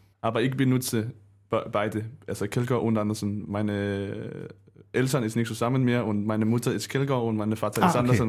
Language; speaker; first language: German; non-native, learner; Danish